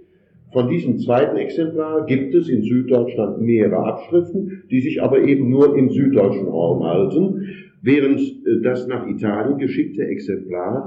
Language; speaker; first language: German; native; German